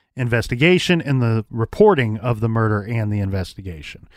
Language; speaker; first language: English; native; English